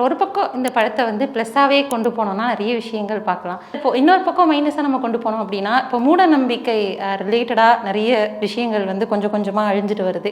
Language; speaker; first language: Tamil; native; Tamil